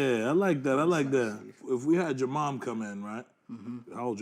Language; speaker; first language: English; native; English